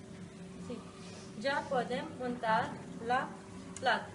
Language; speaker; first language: Catalan; non-native, learner; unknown